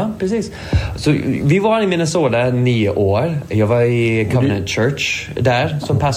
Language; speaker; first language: Swedish; non-native, fluent; English